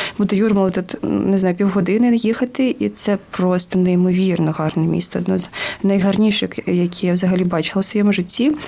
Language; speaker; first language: Ukrainian; native; Ukrainian